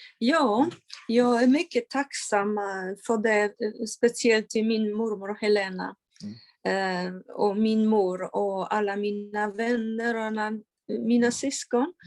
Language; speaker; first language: Swedish; non-native, fluent; Polish